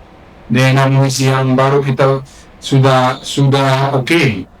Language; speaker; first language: Indonesian; non-native, fluent; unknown